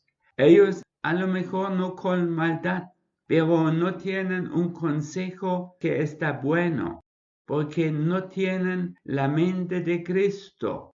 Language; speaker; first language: Spanish; non-native, fluent; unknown